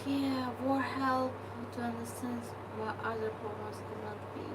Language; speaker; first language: English; non-native, learner; Ukrainian